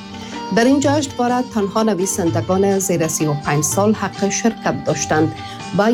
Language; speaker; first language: Persian; native; Persian